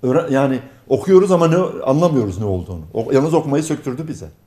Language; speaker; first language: Turkish; non-native, local second language; Arabic